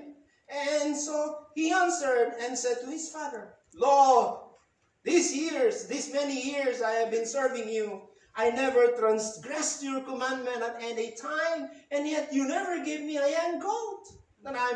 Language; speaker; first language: English; non-native, local second language; Filipino